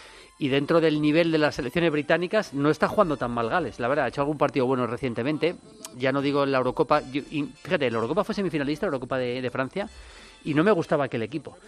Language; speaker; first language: Spanish; native; Spanish